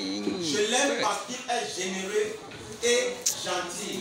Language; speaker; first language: French; non-native, fluent; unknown